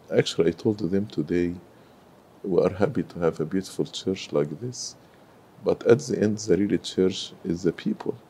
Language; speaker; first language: English; non-native, fluent; Arabic